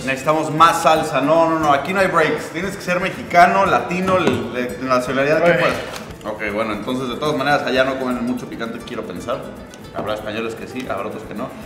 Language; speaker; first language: Spanish; native; Spanish